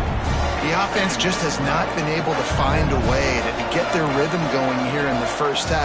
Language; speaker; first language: English; native; English